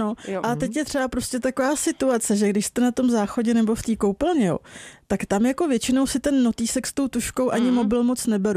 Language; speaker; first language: Czech; native; Czech